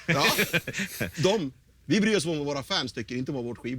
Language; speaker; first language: Swedish; native; Swedish